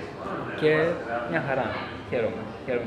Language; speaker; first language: Greek; early bilingual, other home language; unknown